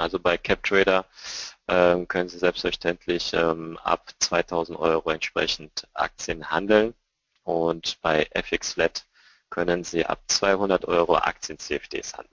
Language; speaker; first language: German; native; German